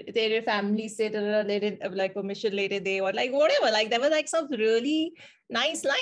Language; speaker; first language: English; non-native, local second language; Hindi